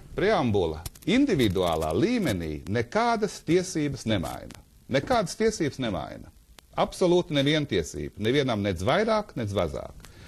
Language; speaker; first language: Latvian; native; Latvian